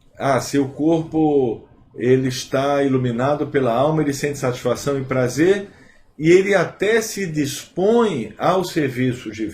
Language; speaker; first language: Portuguese; native; Portuguese